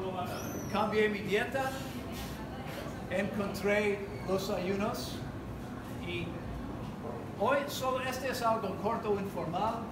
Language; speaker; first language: Spanish; non-native, learner; English